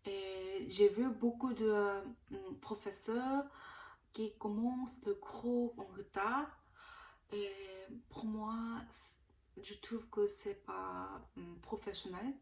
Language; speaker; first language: French; non-native, learner; Korean